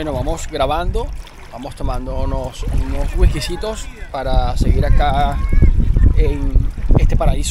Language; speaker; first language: Spanish; native; Spanish